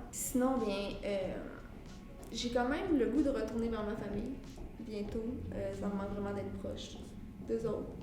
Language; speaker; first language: French; native; French